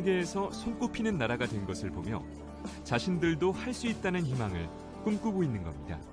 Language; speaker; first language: Korean; native; Korean